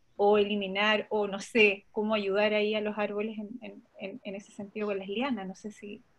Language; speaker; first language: Spanish; native; Spanish